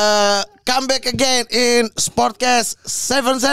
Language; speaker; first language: English; non-native, learner; Indonesian